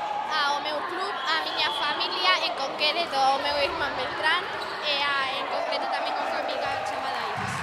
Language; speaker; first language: Galician; native; Galician